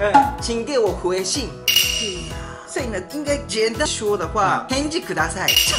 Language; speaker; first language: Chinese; non-native, fluent; Japanese